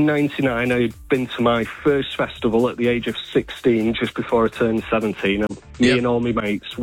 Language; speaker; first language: English; native; English